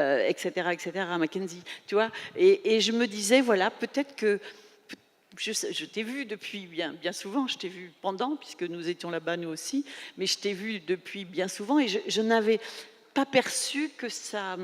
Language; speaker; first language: French; native; French